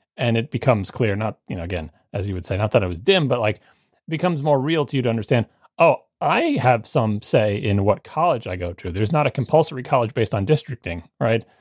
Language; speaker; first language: English; native; English